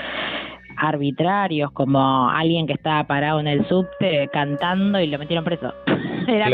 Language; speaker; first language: Spanish; native; Spanish